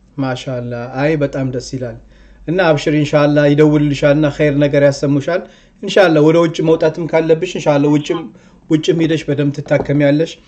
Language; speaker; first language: Amharic; early bilingual, heritage; Amharic